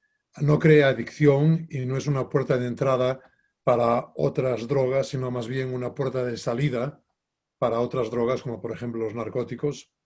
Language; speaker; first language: Spanish; native; Spanish